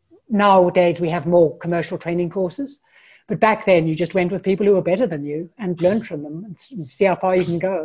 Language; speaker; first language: English; native; English